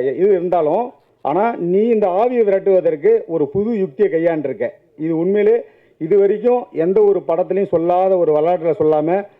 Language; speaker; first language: Tamil; native; Tamil